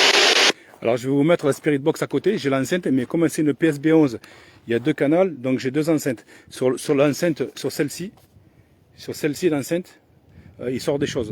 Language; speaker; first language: French; native; French